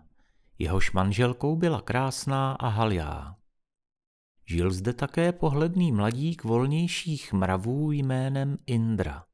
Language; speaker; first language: Czech; native; Czech